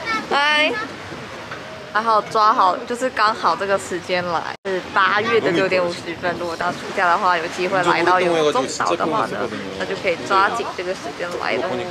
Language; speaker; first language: Chinese; native; Chinese